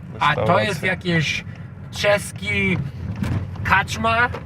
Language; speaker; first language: Polish; non-native, learner; English